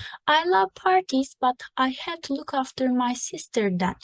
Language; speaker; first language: English; non-native, fluent; Turkish